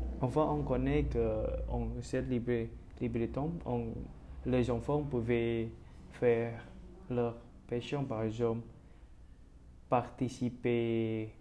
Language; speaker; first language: French; non-native, learner; Indonesian